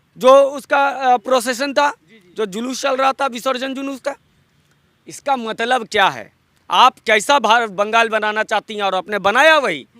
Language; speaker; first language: Hindi; non-native, local second language; Bangla